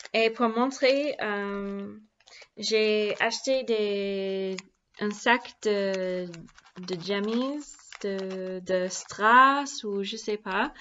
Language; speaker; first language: French; non-native, learner; English